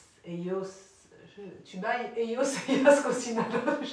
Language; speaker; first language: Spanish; non-native, learner; French